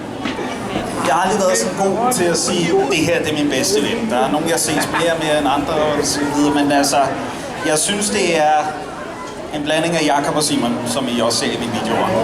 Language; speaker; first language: Danish; native; Danish